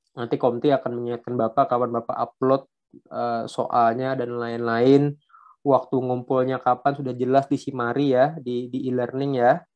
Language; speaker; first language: Indonesian; non-native, local second language; Banjar